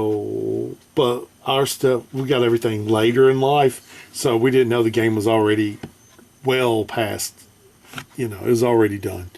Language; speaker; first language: English; native; English